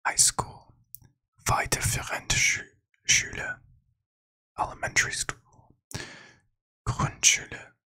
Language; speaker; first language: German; non-native, learner; English